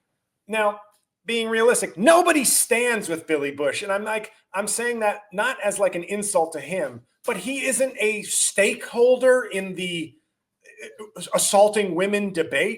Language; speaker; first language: English; native; English